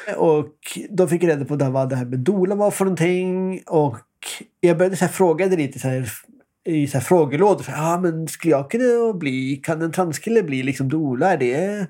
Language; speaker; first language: Swedish; non-native, fluent; Norwegian